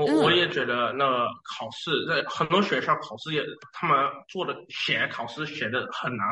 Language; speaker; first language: Chinese; early bilingual, heritage; Chinese